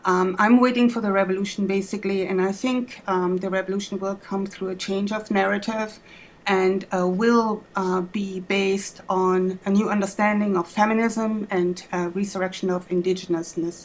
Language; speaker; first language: English; non-native, fluent; German